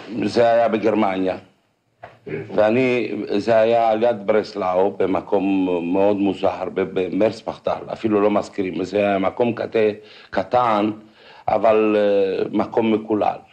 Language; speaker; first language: Hebrew; non-native, fluent; Ladino